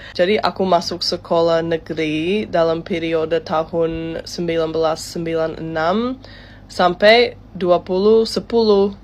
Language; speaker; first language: Indonesian; non-native, fluent; English